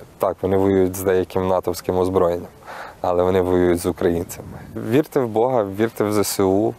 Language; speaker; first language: Ukrainian; native; Ukrainian